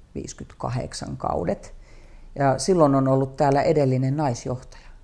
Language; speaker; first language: Finnish; native; Finnish